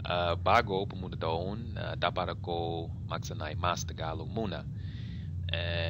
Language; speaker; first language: Filipino; non-native, learner; English